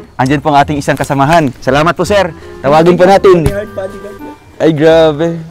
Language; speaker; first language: Filipino; non-native, local second language; Cebuano